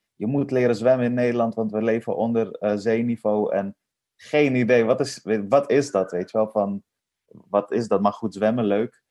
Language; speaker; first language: Dutch; early bilingual, other home language; Persian